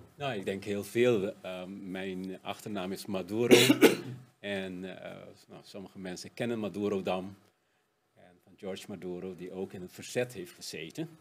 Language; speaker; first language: Dutch; non-native, local second language; Papiamento